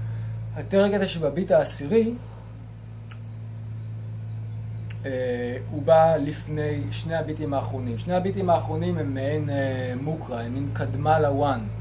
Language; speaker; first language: Hebrew; native; Hebrew